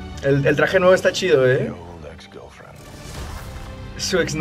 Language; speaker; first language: Spanish; native; Spanish